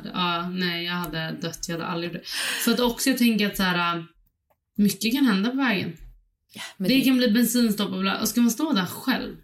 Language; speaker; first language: Swedish; early bilingual, other home language; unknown